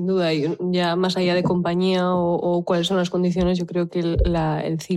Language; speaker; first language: Spanish; native; Spanish